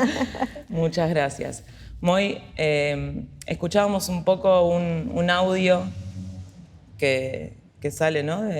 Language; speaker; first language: Spanish; native; Spanish